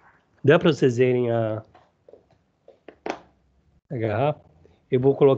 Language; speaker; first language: Portuguese; native; Portuguese